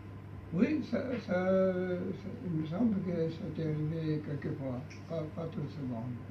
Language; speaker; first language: French; non-native, learner; Japanese